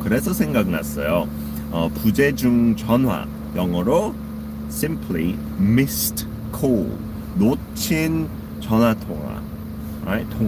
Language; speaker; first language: Korean; non-native, fluent; English